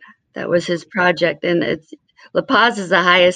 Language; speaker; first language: English; early bilingual, other home language; Spanish